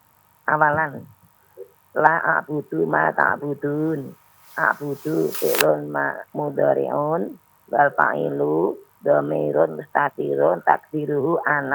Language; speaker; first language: Arabic; non-native, learner; Indonesian